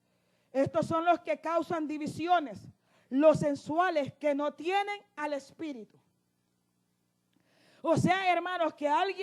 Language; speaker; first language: Spanish; native; Spanish